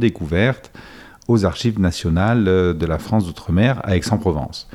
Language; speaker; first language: French; native; French